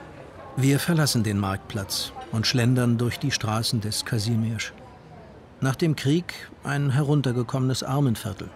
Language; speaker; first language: German; native; German